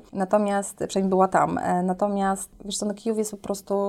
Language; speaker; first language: Polish; native; Polish